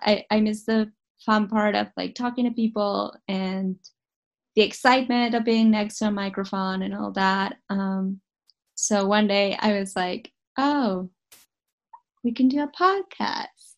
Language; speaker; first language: English; non-native, fluent; Spanish